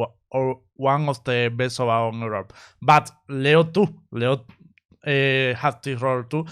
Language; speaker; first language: English; non-native, learner; Spanish